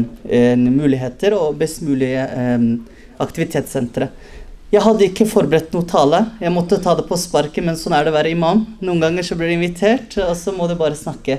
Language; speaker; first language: Norwegian; early bilingual, other home language; Somali